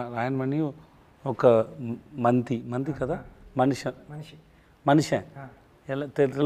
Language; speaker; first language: Telugu; non-native, learner; Tamil